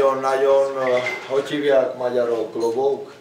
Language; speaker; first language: Hungarian; non-native, learner; Czech